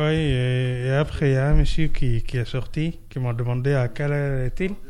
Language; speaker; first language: French; non-native, learner; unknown